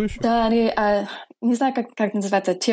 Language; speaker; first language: Russian; non-native, fluent; English